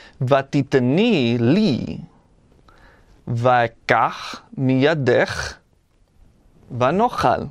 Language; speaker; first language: Hebrew; non-native, learner; English